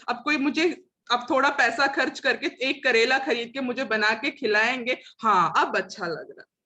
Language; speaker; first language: Hindi; non-native, local second language; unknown